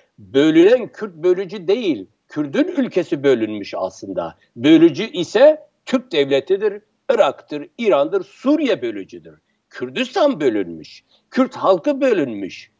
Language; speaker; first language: Turkish; non-native, local second language; Kurdish